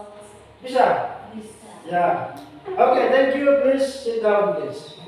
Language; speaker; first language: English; non-native, learner; Indonesian